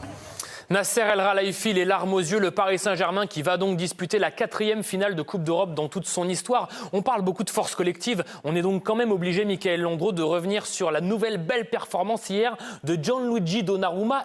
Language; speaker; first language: French; native; French